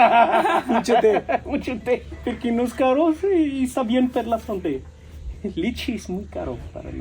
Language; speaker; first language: Spanish; non-native, learner; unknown